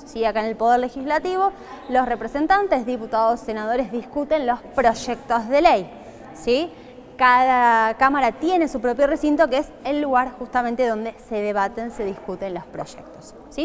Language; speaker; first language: Spanish; native; Spanish